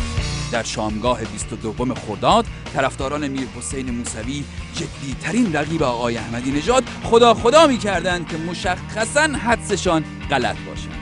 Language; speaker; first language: Persian; native; Persian